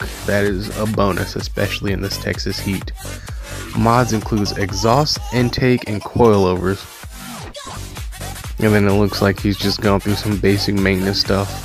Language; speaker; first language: English; native; English